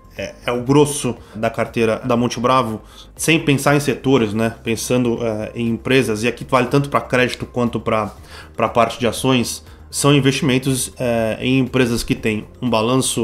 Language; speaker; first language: Portuguese; native; Portuguese